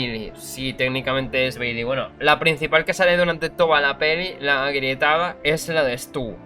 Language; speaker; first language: Spanish; native; Spanish